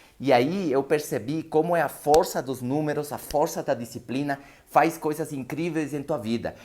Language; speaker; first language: Portuguese; non-native, fluent; Spanish